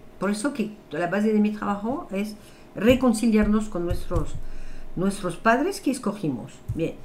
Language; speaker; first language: Spanish; non-native, fluent; French